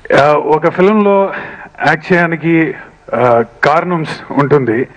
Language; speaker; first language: Telugu; non-native, learner; Malayalam